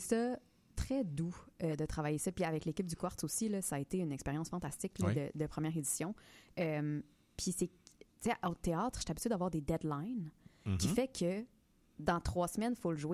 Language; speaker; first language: French; native; French